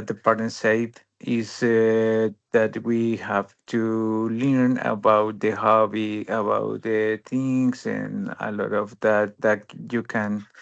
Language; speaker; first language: English; non-native, learner; Spanish